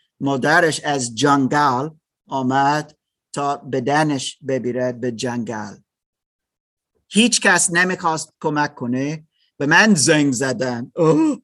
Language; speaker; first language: Persian; non-native, learner; German